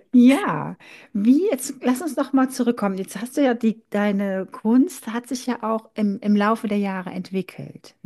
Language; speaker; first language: German; native; German